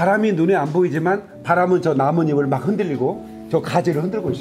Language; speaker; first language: Korean; native; Korean